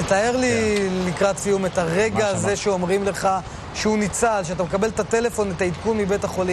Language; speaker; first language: Hebrew; native; Hebrew